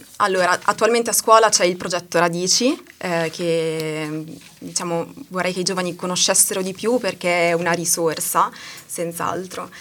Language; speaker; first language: Italian; early bilingual, other home language; Arabic